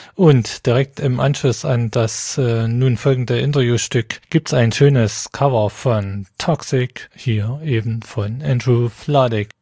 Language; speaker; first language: German; native; German